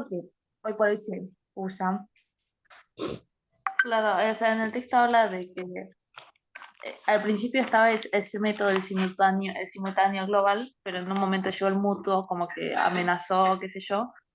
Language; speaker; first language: Spanish; native; Spanish